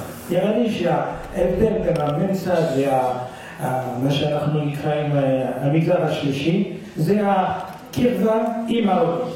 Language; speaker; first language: Hebrew; non-native, fluent; French